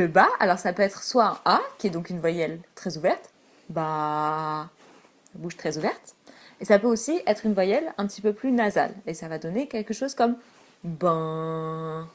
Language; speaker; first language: French; native; French